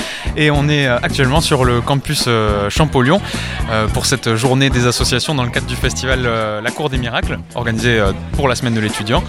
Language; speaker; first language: French; native; French